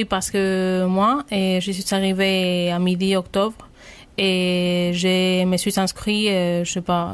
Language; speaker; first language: French; non-native, learner; Spanish